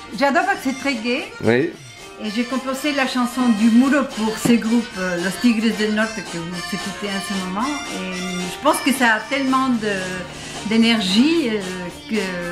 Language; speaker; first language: French; non-native, fluent; Spanish